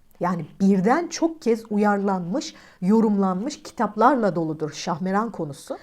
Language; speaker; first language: Turkish; native; Turkish